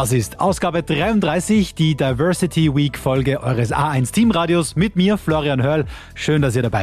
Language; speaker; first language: German; native; German